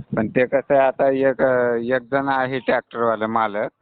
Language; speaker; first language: Marathi; native; Marathi